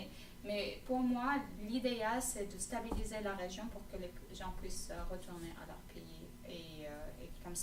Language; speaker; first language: French; non-native, fluent; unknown